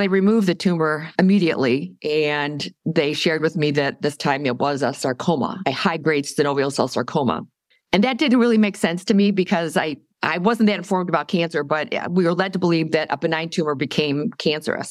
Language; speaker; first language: English; native; English